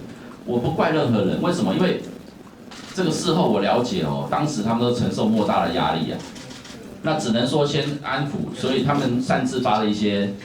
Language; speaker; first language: Chinese; native; Chinese